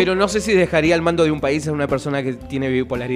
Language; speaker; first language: Spanish; native; Spanish